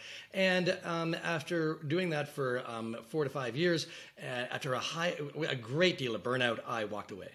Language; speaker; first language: English; native; English